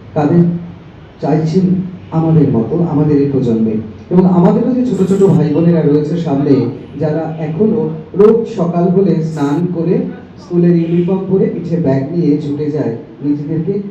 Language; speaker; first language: Bangla; native; Bangla